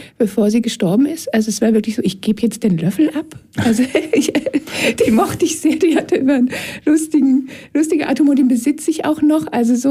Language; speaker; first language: German; native; German